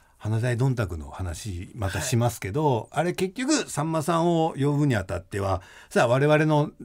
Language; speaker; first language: Japanese; native; Japanese